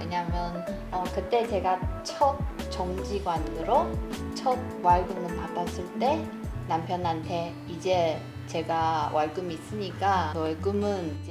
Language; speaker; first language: Korean; non-native, learner; Chinese